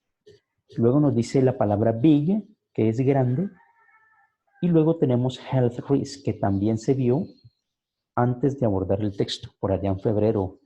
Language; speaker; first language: Spanish; native; Spanish